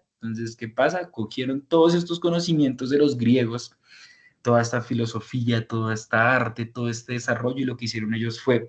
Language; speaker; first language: Spanish; native; Spanish